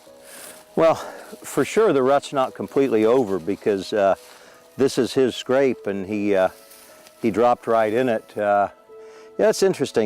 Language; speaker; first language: English; native; English